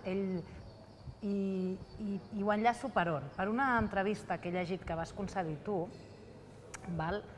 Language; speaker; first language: Catalan; native; Catalan